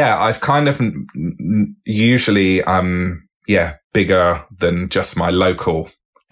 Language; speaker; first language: English; native; English